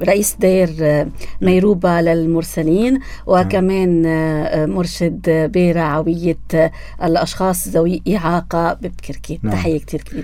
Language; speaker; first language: Arabic; native; Arabic